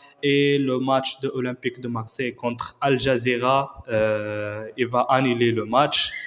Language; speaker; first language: French; non-native, learner; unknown